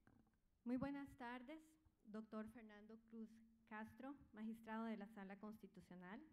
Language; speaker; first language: Spanish; native; Spanish